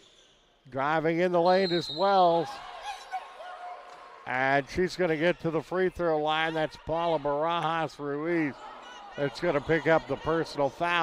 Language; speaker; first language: English; native; English